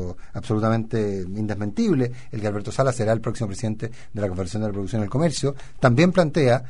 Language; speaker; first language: Spanish; native; Spanish